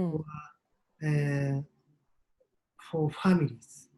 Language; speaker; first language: English; non-native, learner; Japanese